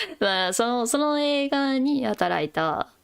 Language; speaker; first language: Japanese; non-native, fluent; English